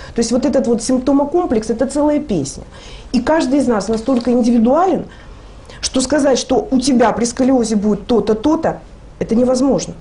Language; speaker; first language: Russian; native; Russian